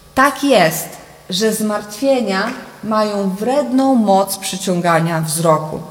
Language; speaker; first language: Polish; native; Polish